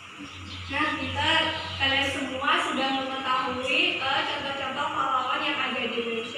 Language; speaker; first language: Indonesian; native; Indonesian